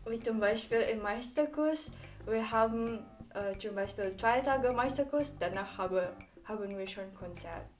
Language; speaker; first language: German; non-native, learner; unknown